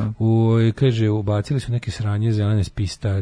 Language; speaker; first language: Serbian; native; Serbian